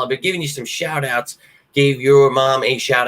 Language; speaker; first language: English; native; English